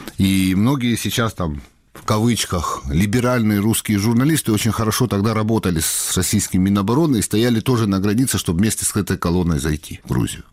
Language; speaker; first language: Russian; non-native, local second language; Georgian